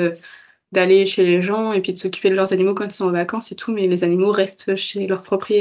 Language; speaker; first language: French; native; French